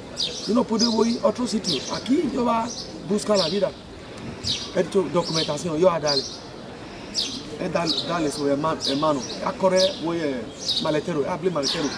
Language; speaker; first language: Spanish; non-native, learner; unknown